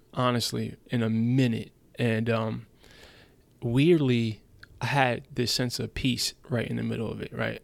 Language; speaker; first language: English; early bilingual, other home language; German